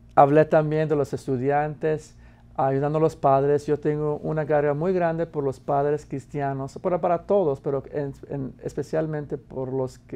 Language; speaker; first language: Spanish; non-native, fluent; English